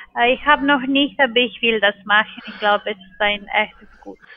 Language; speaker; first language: German; non-native, learner; Spanish